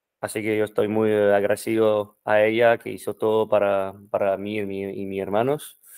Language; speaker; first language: Spanish; non-native, fluent; French